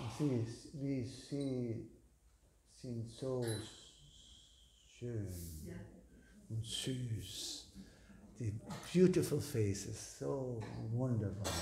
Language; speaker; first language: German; non-native, learner; Dutch